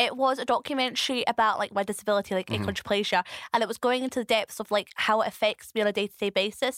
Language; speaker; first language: English; native; English